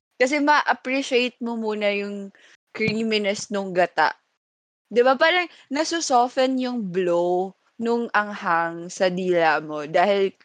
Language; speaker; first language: Filipino; non-native, local second language; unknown